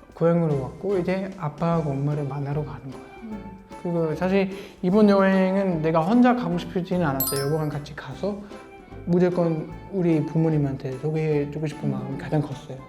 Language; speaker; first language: Korean; non-native, fluent; German